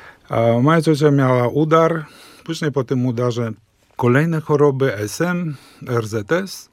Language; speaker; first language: Polish; early bilingual, heritage; Polish